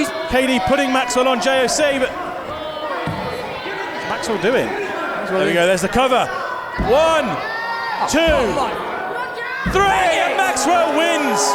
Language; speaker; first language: English; native; English